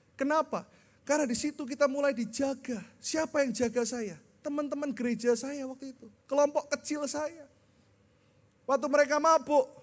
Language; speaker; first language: Indonesian; native; Indonesian